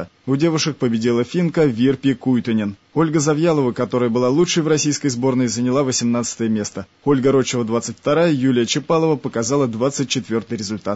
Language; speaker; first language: Russian; native; Russian